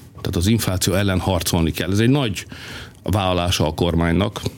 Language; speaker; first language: Hungarian; native; Hungarian